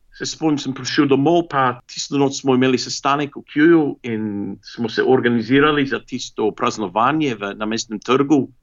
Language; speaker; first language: Slovenian; early bilingual, heritage; Slovenian